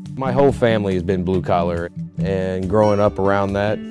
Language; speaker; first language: English; native; English